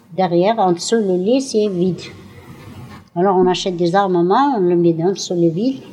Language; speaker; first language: French; non-native, learner; Arabic